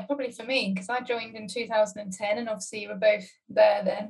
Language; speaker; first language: English; native; English